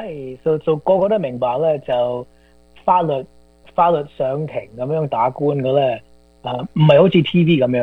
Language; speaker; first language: Chinese; early bilingual, heritage; Cantonese